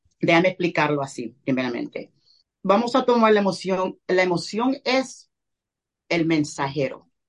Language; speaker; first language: Spanish; early bilingual, heritage; Spanish